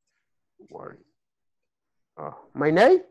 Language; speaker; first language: English; non-native, learner; Spanish